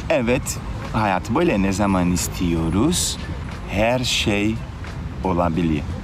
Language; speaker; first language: Turkish; non-native, learner; Portuguese